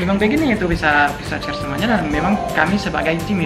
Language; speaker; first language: Indonesian; non-native, fluent; French